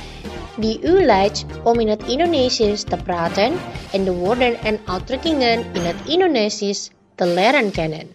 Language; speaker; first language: Dutch; non-native, learner; Indonesian